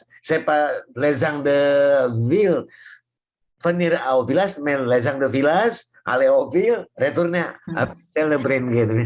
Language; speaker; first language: French; non-native, fluent; Indonesian